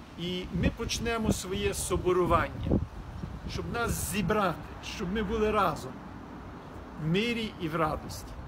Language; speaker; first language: Ukrainian; early bilingual, heritage; Ukrainian